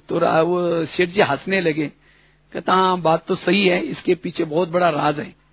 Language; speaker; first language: Hindi; non-native, local second language; Marathi